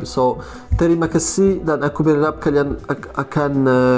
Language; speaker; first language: Indonesian; non-native, learner; French